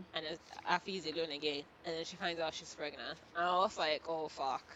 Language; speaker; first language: English; non-native, local second language; Yoruba